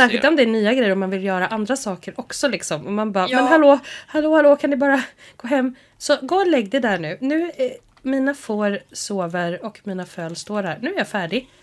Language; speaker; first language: Swedish; native; Swedish